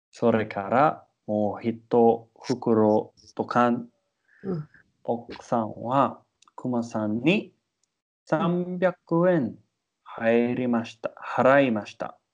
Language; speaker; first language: Japanese; non-native, learner; English